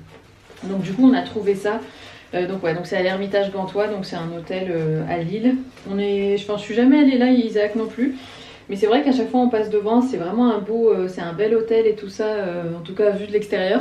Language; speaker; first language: French; native; French